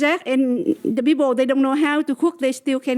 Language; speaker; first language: English; non-native, learner; Vietnamese